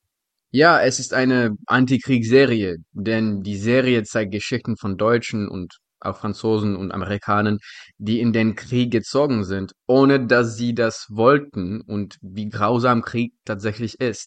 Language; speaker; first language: German; non-native, fluent; Czech